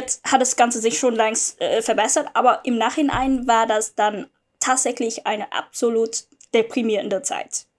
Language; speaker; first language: German; non-native, fluent; Vietnamese